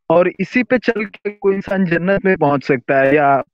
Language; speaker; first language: Hindi; non-native, local second language; Urdu